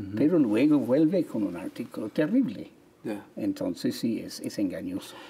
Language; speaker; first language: Spanish; non-native, fluent; English